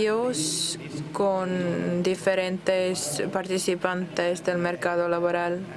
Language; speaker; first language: Spanish; non-native, fluent; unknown